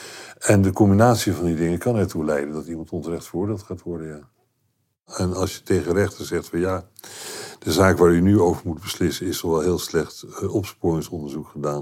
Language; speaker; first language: Dutch; native; Dutch